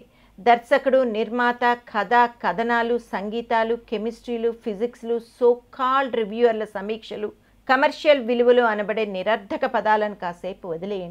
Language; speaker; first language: Telugu; native; Telugu